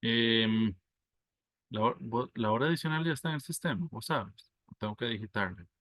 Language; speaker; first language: Spanish; native; Spanish